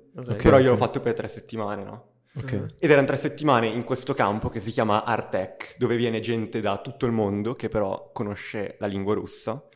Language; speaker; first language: Italian; early bilingual, other home language; Russian